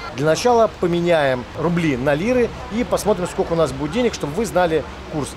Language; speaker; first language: Russian; native; Russian